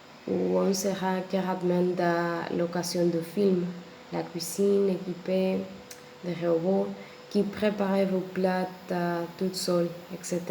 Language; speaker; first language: French; non-native, learner; Spanish